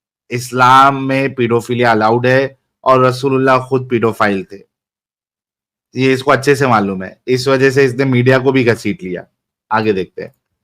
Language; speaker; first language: Hindi; native; Hindi